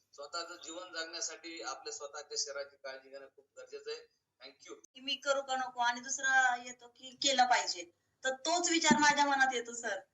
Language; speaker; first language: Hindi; non-native, local second language; Marathi